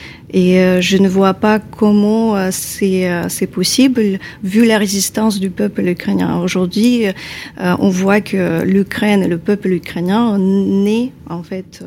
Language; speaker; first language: French; non-native, fluent; Ukrainian